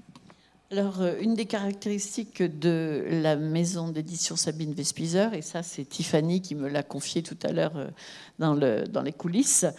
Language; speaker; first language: French; native; French